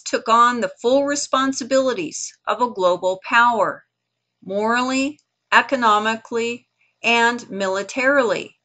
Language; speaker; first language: English; native; English